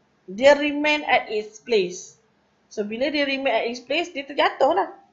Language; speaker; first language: English; non-native, local second language; Malay